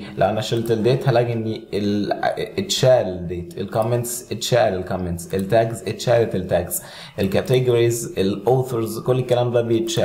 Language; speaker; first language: Arabic; native; Arabic